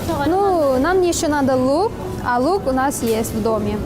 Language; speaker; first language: Russian; non-native, learner; Turkmen